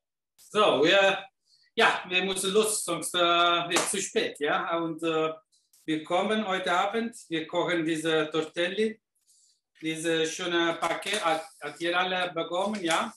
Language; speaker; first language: German; non-native, fluent; Italian